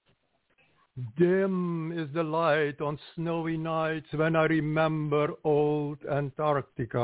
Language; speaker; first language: English; non-native, fluent; Dutch